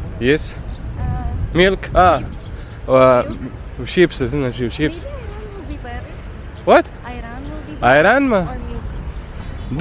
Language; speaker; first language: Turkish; non-native, learner; Arabic